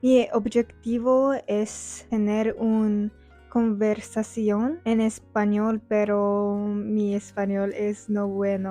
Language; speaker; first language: Spanish; non-native, learner; English